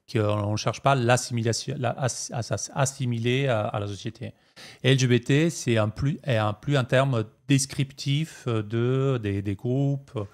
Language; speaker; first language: French; non-native, fluent; Italian